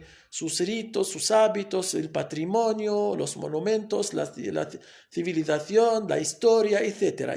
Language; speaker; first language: Spanish; non-native, fluent; Arabic